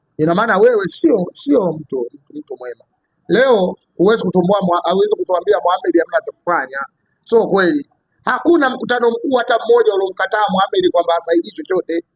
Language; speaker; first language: Swahili; native; Swahili